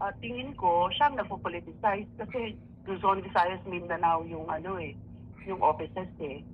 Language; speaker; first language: Filipino; native; Filipino